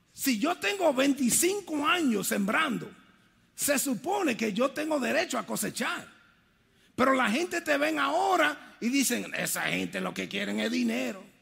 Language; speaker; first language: Spanish; early bilingual, heritage; Spanish